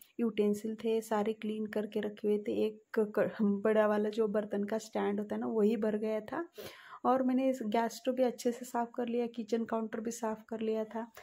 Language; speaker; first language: Hindi; non-native, local second language; Marathi